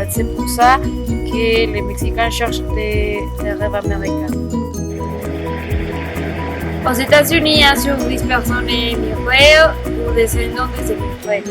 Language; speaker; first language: French; non-native, learner; Spanish